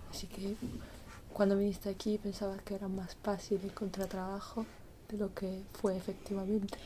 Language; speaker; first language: Spanish; non-native, learner; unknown